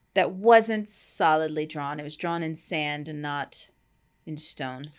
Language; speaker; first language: English; native; English